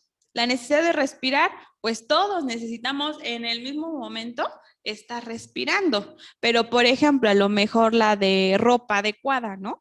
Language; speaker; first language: Spanish; native; Spanish